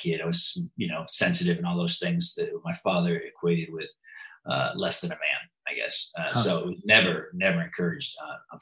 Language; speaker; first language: English; native; English